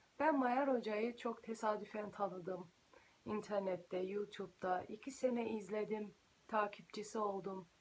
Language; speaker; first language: Turkish; early bilingual, heritage; Turkish